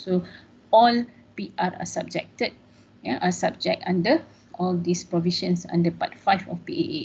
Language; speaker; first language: English; non-native, local second language; Malay